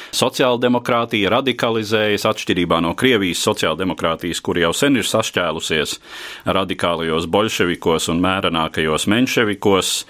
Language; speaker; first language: Latvian; native; Latvian